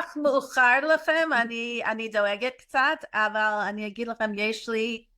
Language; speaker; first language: Hebrew; non-native, learner; English